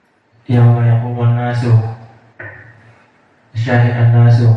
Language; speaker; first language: Arabic; non-native, learner; Indonesian